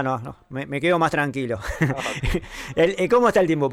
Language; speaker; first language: Spanish; native; Spanish